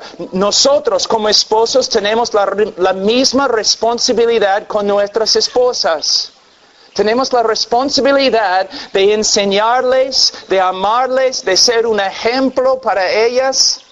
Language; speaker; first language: Spanish; non-native, fluent; English